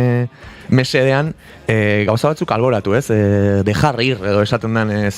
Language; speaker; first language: Basque; native; Basque